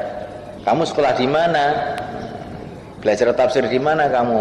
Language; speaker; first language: Indonesian; native; Indonesian